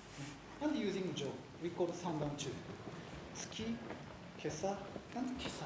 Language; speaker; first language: English; non-native, learner; Japanese